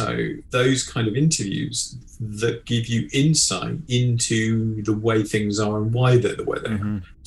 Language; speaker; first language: English; native; English